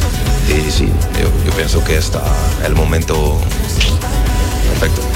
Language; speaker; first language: Spanish; non-native, learner; French